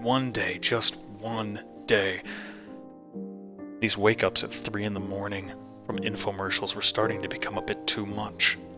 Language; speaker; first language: English; native; English